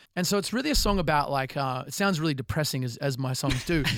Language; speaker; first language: English; native; English